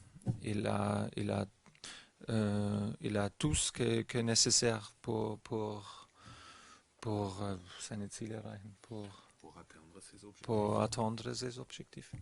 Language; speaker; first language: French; non-native, learner; German